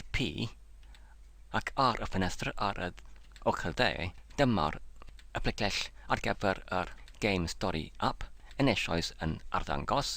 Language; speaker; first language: Welsh; non-native, learner; English